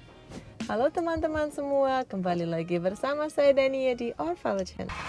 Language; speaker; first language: Indonesian; non-native, fluent; Russian